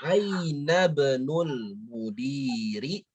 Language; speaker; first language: Arabic; non-native, fluent; Indonesian